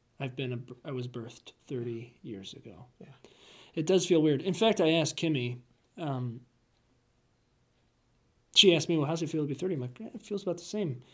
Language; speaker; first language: English; native; English